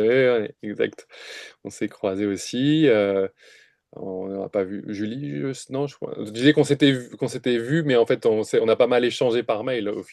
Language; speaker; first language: French; native; French